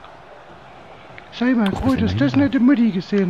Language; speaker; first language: German; native; German